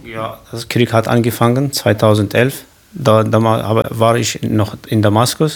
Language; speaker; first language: German; non-native, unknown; Kurdish